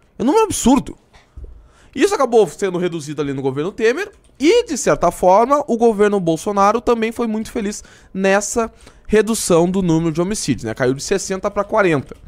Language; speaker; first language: Portuguese; native; Portuguese